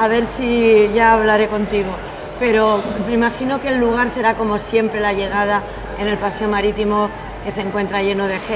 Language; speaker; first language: Spanish; native; Spanish